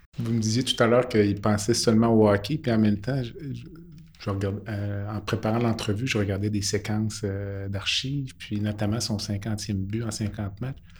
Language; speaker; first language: French; native; French